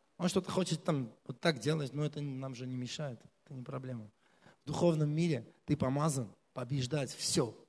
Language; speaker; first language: Russian; non-native, local second language; Armenian